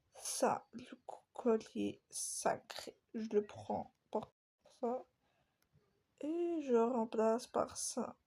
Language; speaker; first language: French; native; French